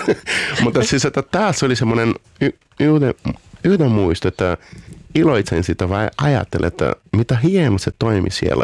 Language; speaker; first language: Finnish; non-native, learner; Portuguese